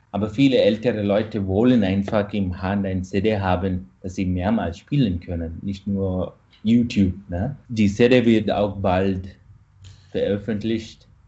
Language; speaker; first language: German; non-native, fluent; Malayalam